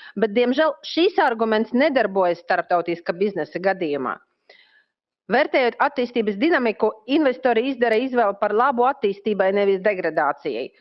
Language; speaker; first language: Latvian; non-native, local second language; Russian